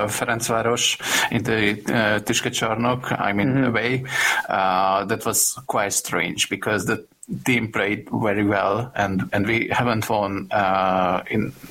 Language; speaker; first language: English; non-native, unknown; Hungarian